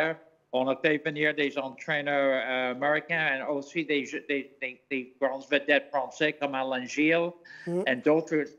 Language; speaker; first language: French; non-native, fluent; English